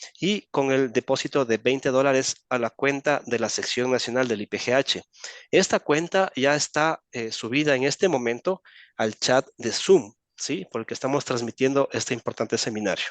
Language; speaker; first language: Spanish; native; Spanish